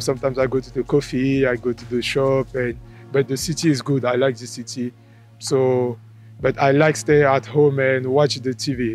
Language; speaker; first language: English; non-native, learner; French